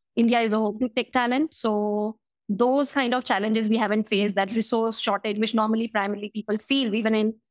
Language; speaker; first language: English; non-native, local second language; Hindi